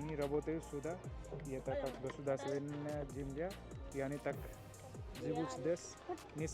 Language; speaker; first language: Russian; non-native, learner; Hindi